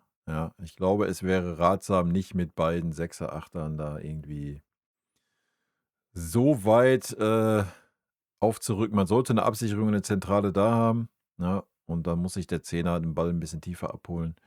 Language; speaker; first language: German; native; German